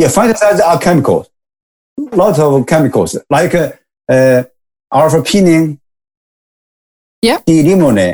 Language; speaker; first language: English; non-native, learner; Japanese